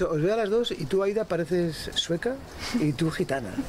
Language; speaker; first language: Spanish; native; Spanish